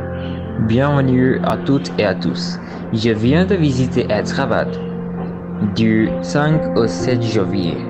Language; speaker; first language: French; non-native, learner; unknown